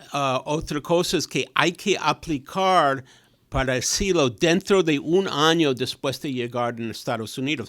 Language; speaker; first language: Spanish; non-native, fluent; English